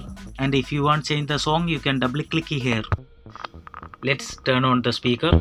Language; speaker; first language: English; non-native, local second language; Malayalam